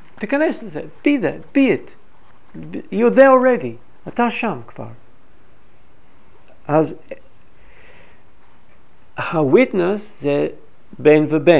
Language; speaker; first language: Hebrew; non-native, fluent; English